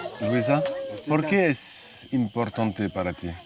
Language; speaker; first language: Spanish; non-native, learner; French